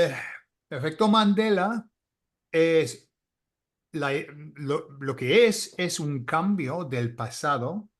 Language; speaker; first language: Spanish; non-native, fluent; English